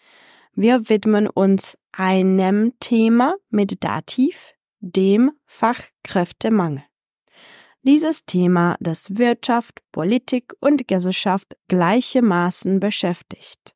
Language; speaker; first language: German; non-native, fluent; Czech